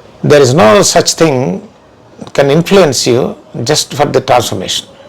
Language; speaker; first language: English; non-native, local second language; Telugu